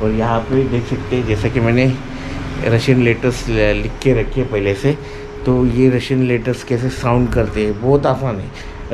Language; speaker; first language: Hindi; non-native, local second language; Marathi